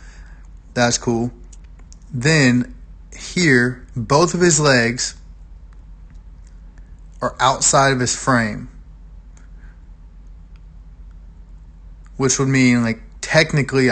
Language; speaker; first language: English; native; English